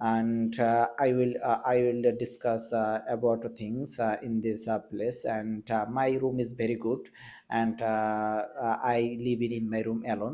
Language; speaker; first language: English; non-native, learner; Bangla